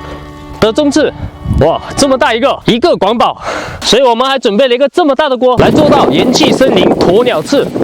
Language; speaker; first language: Chinese; native; Chinese